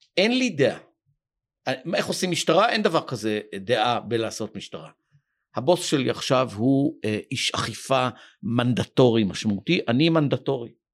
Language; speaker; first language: Hebrew; native; Hebrew